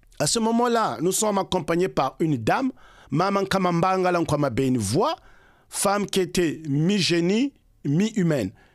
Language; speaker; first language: French; non-native, local second language; Kongo